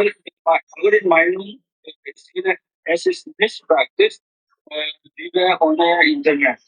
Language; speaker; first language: German; non-native, learner; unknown